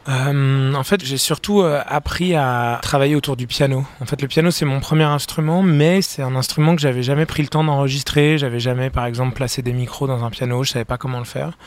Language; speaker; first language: French; native; French